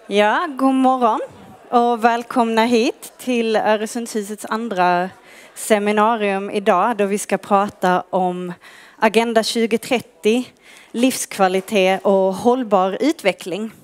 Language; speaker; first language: Swedish; native; Swedish